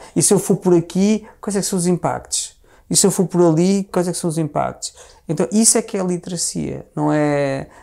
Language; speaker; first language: Portuguese; native; Portuguese